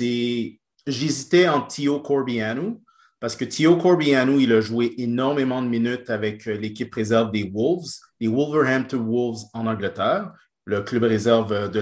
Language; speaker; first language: French; native; French